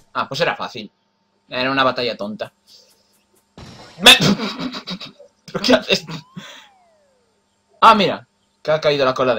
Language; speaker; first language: Spanish; native; Spanish